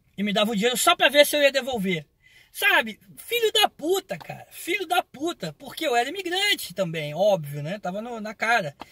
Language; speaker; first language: Portuguese; native; Portuguese